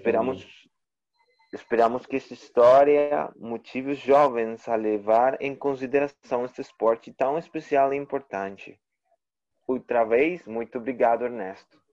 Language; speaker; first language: Portuguese; non-native, learner; Spanish